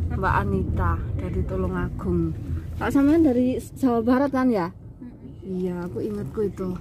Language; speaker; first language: Indonesian; non-native, local second language; Javanese